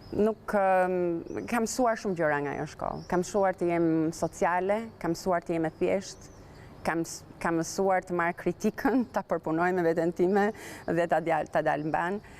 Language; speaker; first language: Albanian; native; Albanian